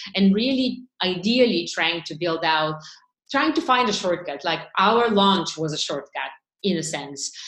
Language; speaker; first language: English; non-native, fluent; Bulgarian